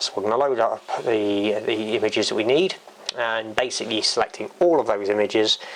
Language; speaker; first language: English; native; English